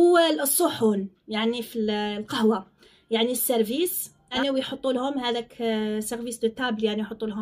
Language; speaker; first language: Arabic; native; Arabic